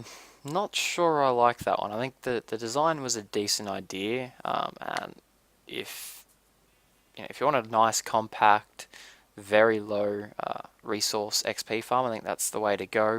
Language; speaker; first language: English; native; English